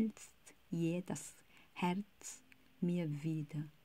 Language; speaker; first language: German; non-native, fluent; Korean